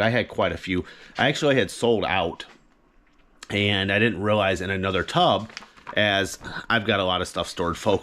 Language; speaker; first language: English; native; English